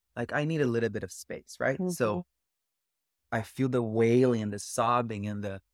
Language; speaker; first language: English; early bilingual, other home language; Portuguese